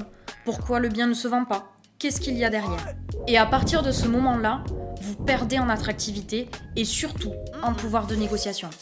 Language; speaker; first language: French; native; French